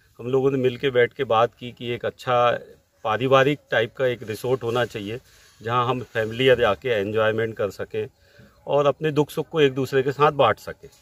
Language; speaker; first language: Hindi; native; Hindi